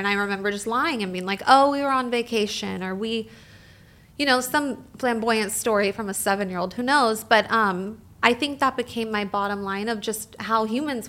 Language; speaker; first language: English; native; English